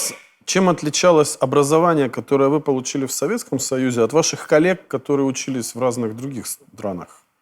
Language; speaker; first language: Russian; native; Russian